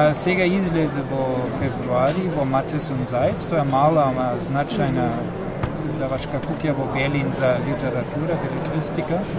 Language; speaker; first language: Macedonian; non-native, fluent; German